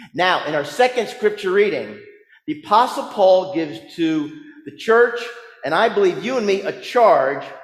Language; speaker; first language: English; native; English